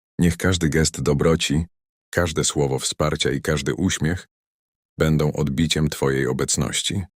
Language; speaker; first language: Polish; native; Polish